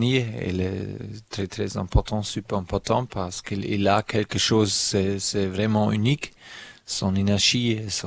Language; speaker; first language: French; non-native, learner; German